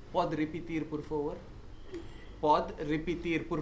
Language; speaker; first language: Portuguese; non-native, learner; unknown